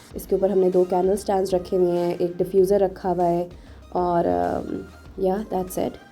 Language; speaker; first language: Urdu; native; Urdu